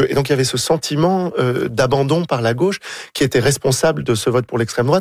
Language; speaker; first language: French; native; French